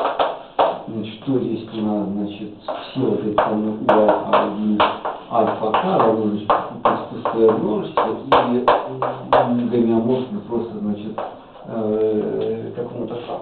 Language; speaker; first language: Russian; native; Russian